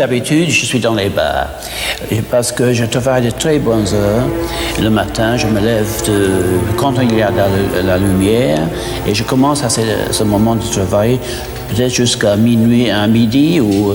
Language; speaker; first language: French; non-native, fluent; English